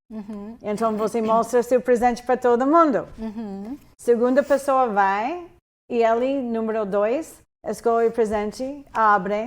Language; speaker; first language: Portuguese; non-native, fluent; English